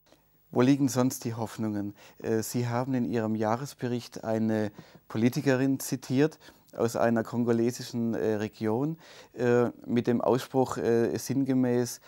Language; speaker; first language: German; native; German